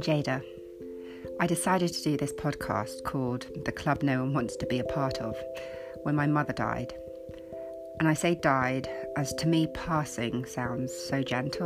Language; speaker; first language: English; native; English